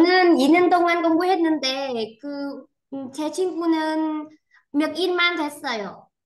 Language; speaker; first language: Korean; non-native, learner; Vietnamese